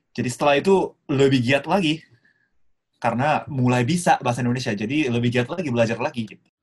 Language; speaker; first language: Indonesian; non-native, fluent; Japanese